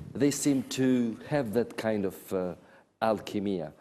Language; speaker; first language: English; non-native, fluent; Albanian